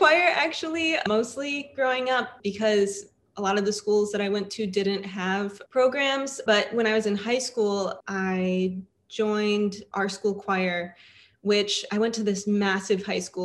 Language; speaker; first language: English; native; English